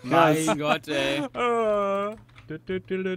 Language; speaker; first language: German; native; German